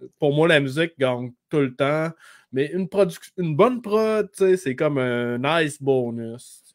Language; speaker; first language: French; native; French